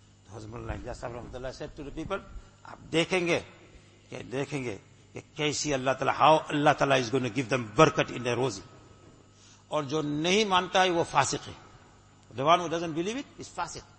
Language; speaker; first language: English; native; English